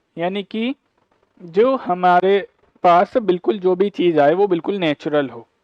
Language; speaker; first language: Hindi; native; Hindi